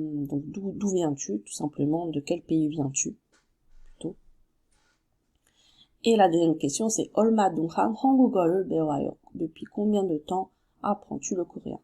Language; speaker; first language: French; native; French